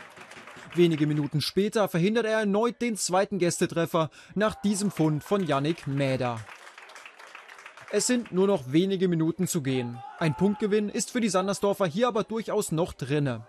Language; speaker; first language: German; native; German